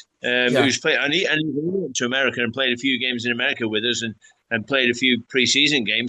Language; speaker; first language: English; native; English